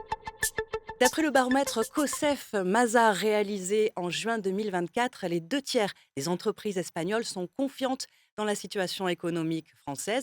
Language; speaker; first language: French; native; French